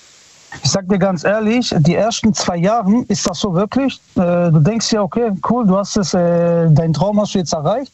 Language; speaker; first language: German; early bilingual, other home language; Italian